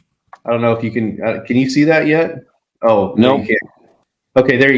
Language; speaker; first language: English; native; English